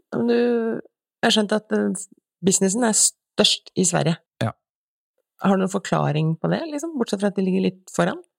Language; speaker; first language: Norwegian; native; Norwegian